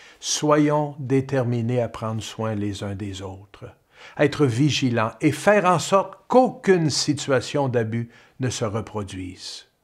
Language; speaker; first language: French; native; French